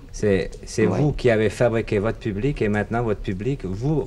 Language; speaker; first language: French; native; French